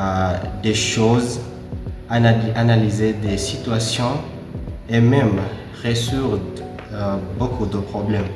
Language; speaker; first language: French; non-native, learner; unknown